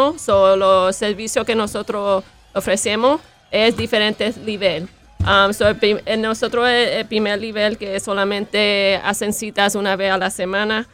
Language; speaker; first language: Spanish; early bilingual, heritage; Spanish